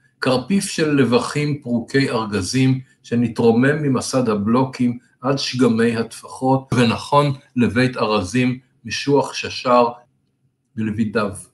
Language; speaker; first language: Hebrew; native; Hebrew